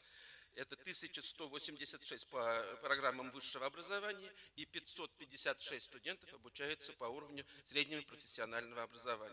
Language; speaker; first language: Russian; native; Russian